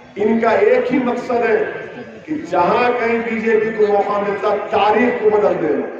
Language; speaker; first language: Urdu; native; Urdu